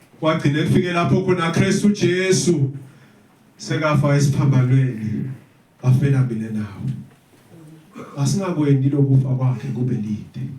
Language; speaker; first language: Zulu; non-native, local second language; Swati